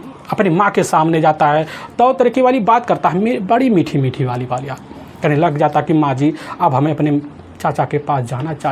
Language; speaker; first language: Hindi; native; Hindi